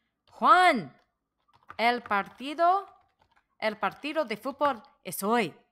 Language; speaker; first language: Spanish; non-native, learner; English